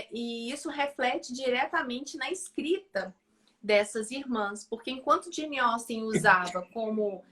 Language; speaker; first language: Portuguese; native; Portuguese